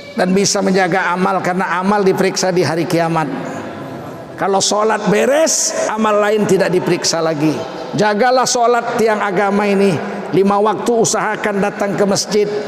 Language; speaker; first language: Indonesian; native; Indonesian